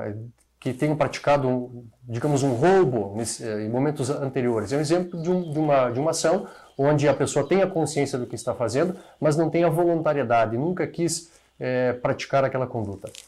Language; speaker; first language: Portuguese; native; Portuguese